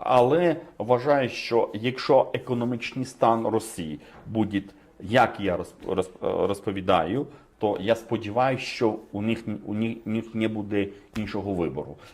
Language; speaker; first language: Ukrainian; non-native, fluent; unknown